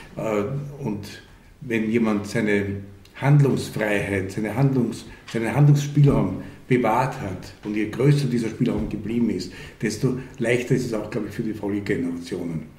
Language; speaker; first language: German; early bilingual, other home language; Hungarian